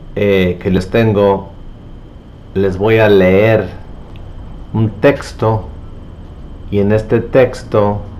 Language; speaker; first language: Spanish; native; Spanish